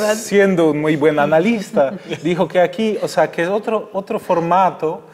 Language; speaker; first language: Spanish; non-native, fluent; German